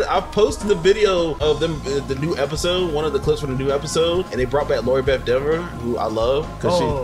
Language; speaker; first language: English; native; English